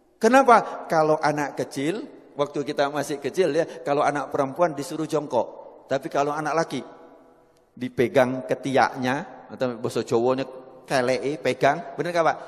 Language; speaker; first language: Indonesian; non-native, local second language; Javanese